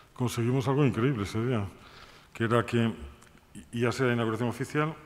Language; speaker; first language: Spanish; non-native, local second language; Galician